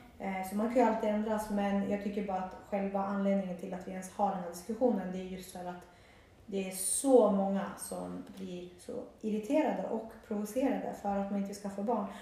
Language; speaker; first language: Swedish; early bilingual, other home language; Bosnian